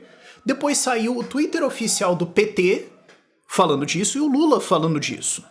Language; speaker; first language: Portuguese; native; Portuguese